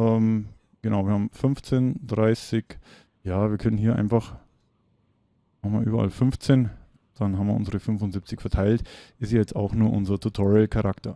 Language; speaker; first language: German; native; German